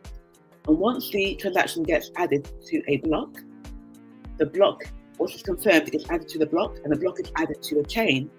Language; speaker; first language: English; native; English